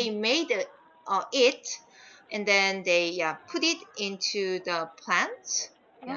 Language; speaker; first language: English; non-native, fluent; Korean